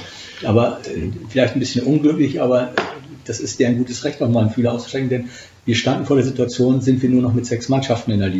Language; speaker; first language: German; native; German